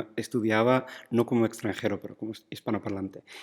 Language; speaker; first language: Spanish; non-native, fluent; English